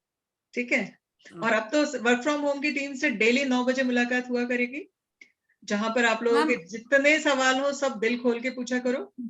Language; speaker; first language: Hindi; native; Hindi